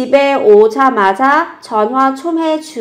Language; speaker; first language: Korean; non-native, fluent; Vietnamese